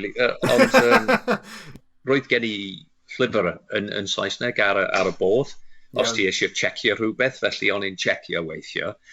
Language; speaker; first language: Welsh; non-native, local second language; English